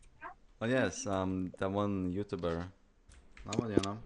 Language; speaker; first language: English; non-native, fluent; Lithuanian